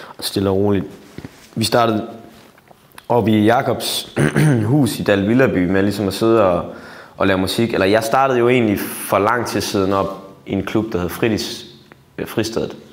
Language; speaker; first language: Danish; native; Danish